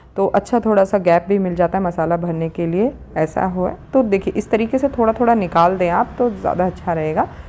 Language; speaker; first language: Hindi; native; Hindi